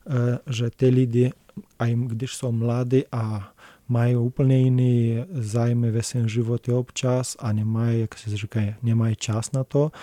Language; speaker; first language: Czech; non-native, learner; Romanian